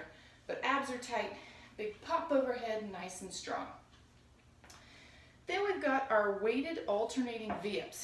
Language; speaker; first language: English; native; English